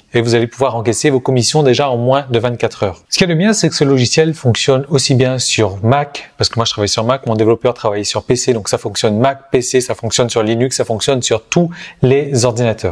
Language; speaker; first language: French; native; French